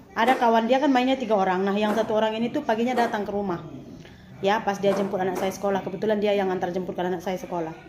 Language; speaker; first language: Indonesian; native; Indonesian